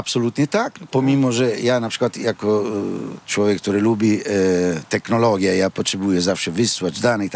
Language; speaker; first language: Polish; non-native, fluent; Italian